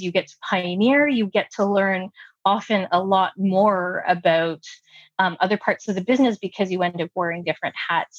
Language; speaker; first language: English; native; English